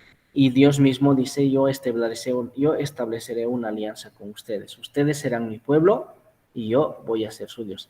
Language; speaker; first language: Spanish; native; Spanish